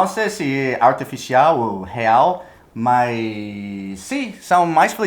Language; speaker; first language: Portuguese; non-native, fluent; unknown